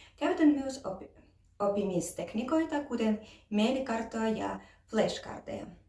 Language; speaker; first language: Finnish; non-native, learner; Ukrainian